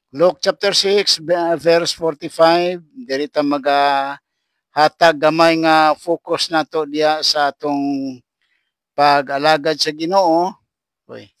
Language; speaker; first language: Cebuano; non-native, local second language; Hiligaynon